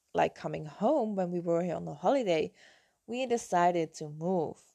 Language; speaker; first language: English; non-native, fluent; Dutch